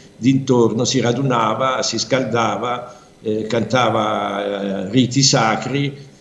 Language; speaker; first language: Italian; native; Italian